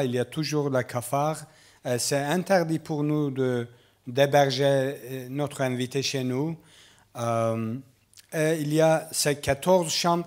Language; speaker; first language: French; non-native, learner; Kurdish